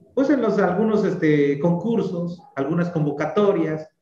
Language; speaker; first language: Spanish; native; Spanish